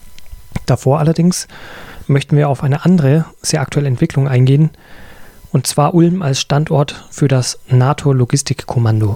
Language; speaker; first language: German; native; German